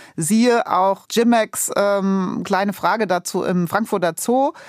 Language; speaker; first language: German; native; German